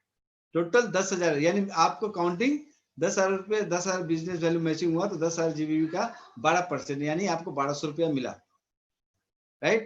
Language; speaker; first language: Hindi; native; Hindi